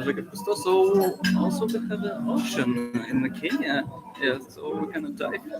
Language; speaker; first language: English; non-native, learner; Russian